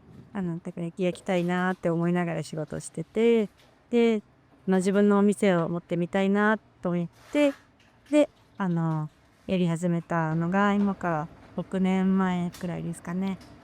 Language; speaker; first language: Japanese; native; Japanese